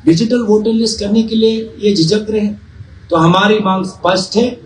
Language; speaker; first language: Hindi; non-native, local second language; Assamese